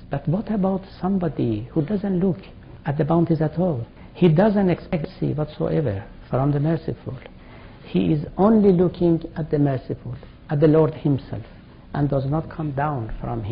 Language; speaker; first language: English; non-native, fluent; Persian